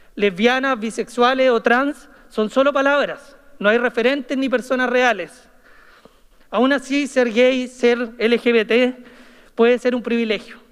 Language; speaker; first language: Spanish; native; Spanish